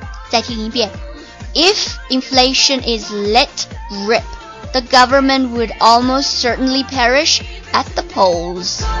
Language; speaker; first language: English; non-native, fluent; Chinese